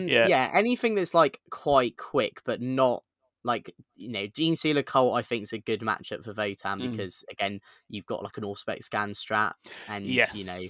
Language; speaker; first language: English; native; English